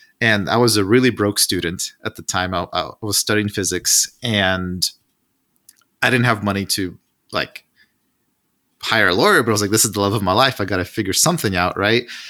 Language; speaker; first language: English; non-native, fluent; Russian